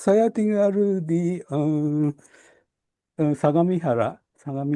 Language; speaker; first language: Indonesian; non-native, learner; Japanese